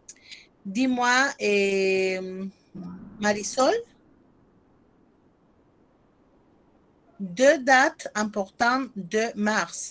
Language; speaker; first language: French; non-native, fluent; Spanish